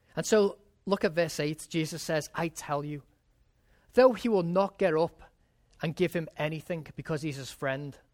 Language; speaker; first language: English; native; English